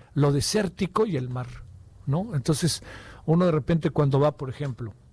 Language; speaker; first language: Spanish; native; Spanish